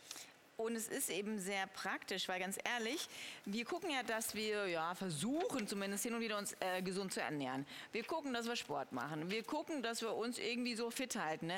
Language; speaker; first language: German; native; German